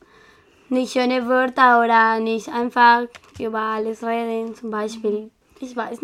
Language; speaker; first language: German; non-native, learner; Spanish